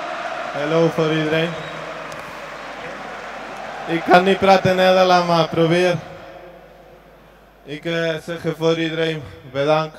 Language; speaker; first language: Dutch; non-native, learner; Spanish